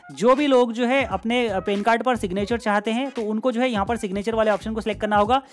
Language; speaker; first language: Hindi; native; Hindi